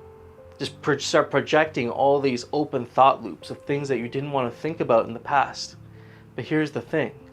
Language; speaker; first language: English; native; English